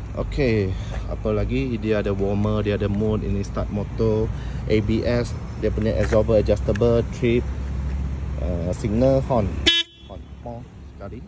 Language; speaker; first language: Malay; non-native, local second language; Chinese